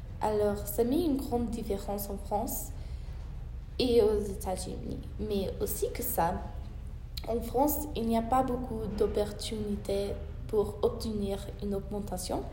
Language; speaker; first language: French; non-native, learner; English